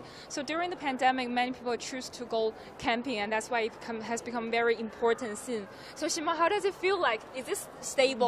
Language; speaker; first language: English; non-native, fluent; Chinese